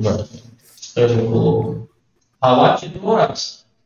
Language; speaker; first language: Persian; non-native, fluent; Urdu